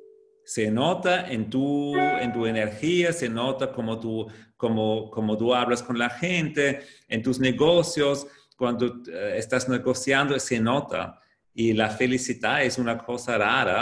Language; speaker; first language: Spanish; non-native, fluent; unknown